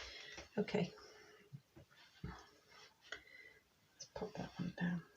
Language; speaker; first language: English; native; English